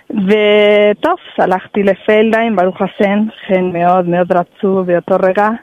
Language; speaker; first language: Hebrew; non-native, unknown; Spanish